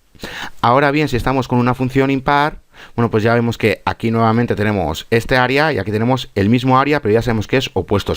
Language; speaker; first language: Spanish; native; Spanish